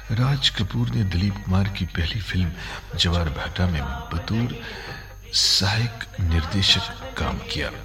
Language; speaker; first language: Urdu; non-native, local second language; Kashmiri